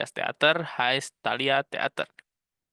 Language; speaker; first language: German; non-native, fluent; Indonesian